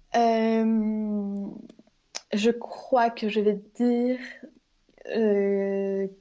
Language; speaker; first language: French; native; French